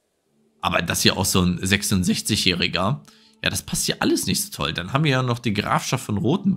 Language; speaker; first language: German; native; German